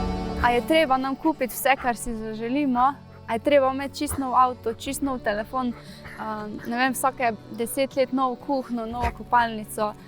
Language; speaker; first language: Slovenian; native; Slovenian